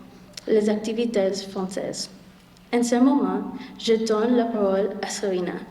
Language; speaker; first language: French; non-native, learner; English